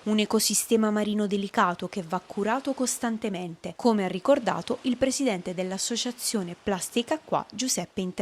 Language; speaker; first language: Italian; native; Italian